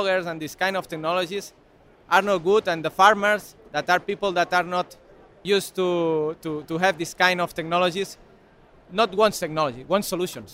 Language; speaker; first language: English; non-native, learner; Spanish